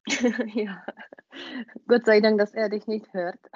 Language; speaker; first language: German; non-native, fluent; Czech